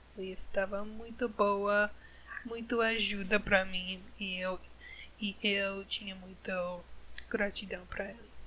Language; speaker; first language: Portuguese; non-native, learner; English